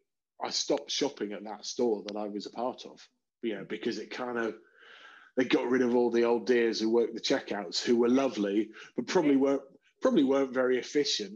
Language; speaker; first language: English; native; English